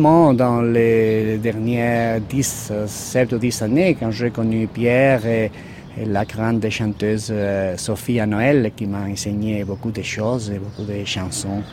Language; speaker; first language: French; non-native, fluent; Spanish